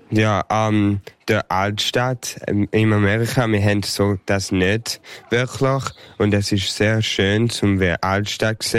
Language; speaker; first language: German; early bilingual, heritage; English